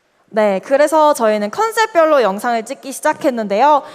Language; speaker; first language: Korean; native; Korean